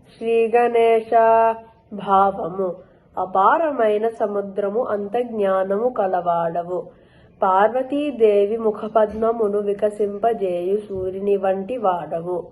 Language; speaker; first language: Telugu; early bilingual, heritage; Telugu